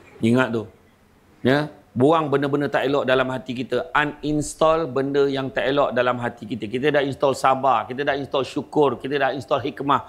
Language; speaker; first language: Malay; native; Malay